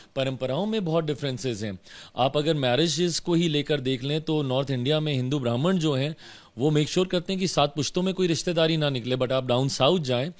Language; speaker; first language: Hindi; native; Hindi